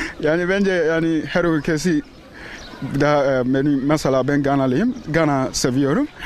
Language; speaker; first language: Turkish; non-native, learner; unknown